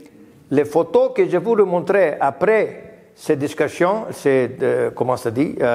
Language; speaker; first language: French; non-native, learner; Greek